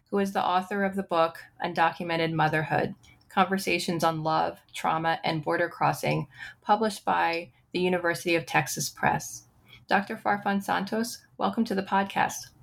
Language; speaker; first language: English; native; English